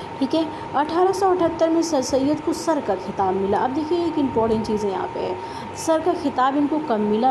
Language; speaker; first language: Urdu; native; Urdu